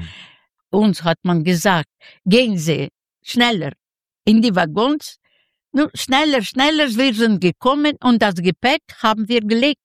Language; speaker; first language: German; non-native, learner; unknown